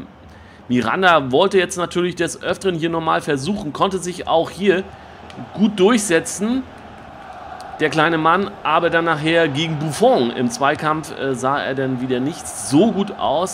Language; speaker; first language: German; native; German